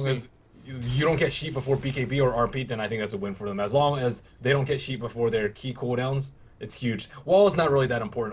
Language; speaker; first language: English; native; English